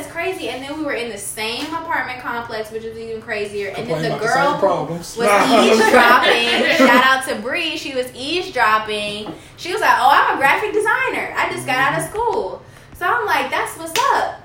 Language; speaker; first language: English; native; English